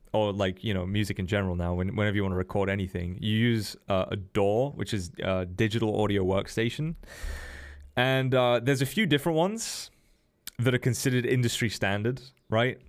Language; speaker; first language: English; native; English